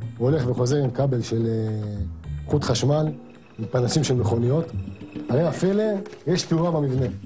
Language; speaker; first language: Hebrew; native; Hebrew